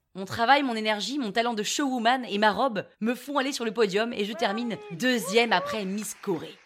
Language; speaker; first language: French; native; French